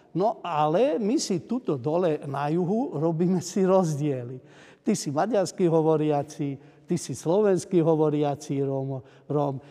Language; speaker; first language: Slovak; non-native, local second language; Hungarian